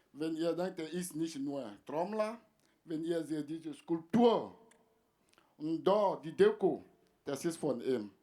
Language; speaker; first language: German; non-native, fluent; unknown